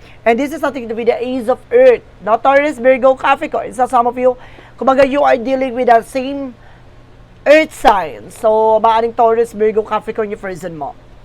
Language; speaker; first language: English; non-native, local second language; Filipino